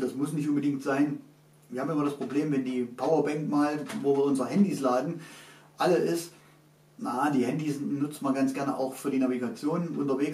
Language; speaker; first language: German; native; German